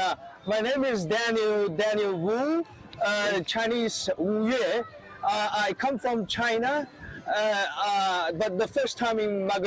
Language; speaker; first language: English; non-native, learner; Chinese